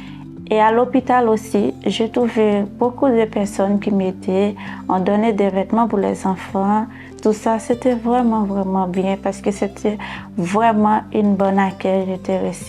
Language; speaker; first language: French; non-native, learner; Haitian Creole